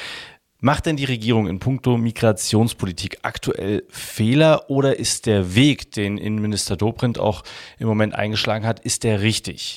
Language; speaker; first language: German; native; German